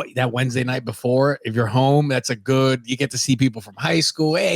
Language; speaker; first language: English; native; English